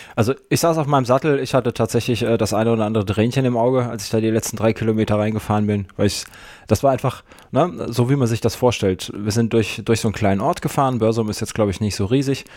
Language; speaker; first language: German; native; German